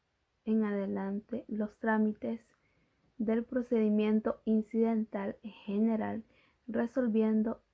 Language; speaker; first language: Spanish; native; Spanish